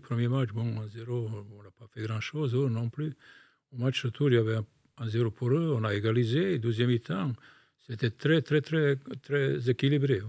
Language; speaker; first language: French; non-native, fluent; Bosnian